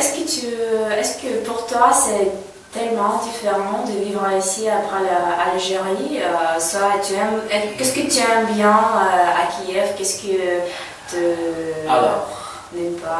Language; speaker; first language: French; non-native, learner; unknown